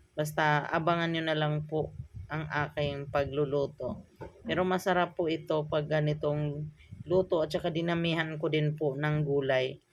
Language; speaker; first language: Filipino; native; Filipino